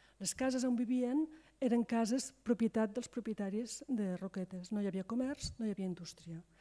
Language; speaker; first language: Catalan; native; Catalan